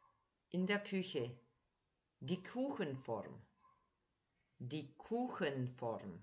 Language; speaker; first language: German; native; German